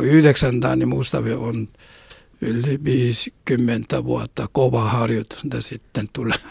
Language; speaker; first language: Finnish; non-native, learner; Korean